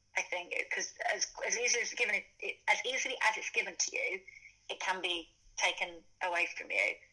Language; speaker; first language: English; native; English